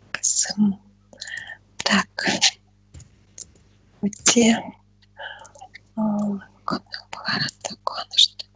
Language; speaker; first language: Kazakh; non-native, learner; Russian